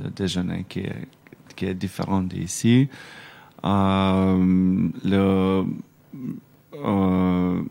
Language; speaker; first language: French; non-native, learner; Macedonian